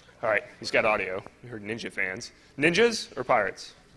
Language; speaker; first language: English; native; English